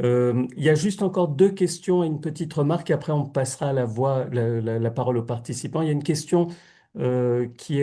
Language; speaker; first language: French; native; French